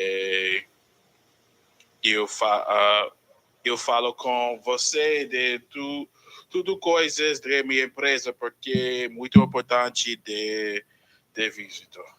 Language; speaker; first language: Portuguese; non-native, learner; English